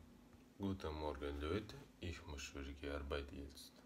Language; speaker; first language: German; non-native, learner; Russian